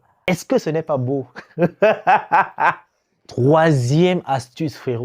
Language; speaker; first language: French; native; French